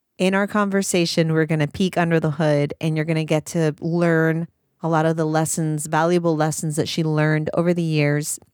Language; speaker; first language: English; native; English